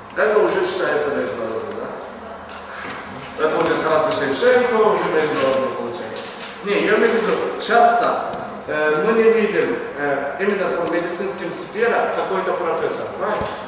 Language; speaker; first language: Russian; non-native, learner; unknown